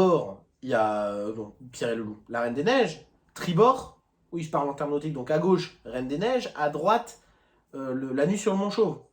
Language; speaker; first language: French; native; French